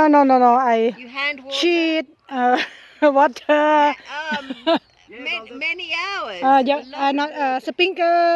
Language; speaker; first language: English; non-native, learner; Thai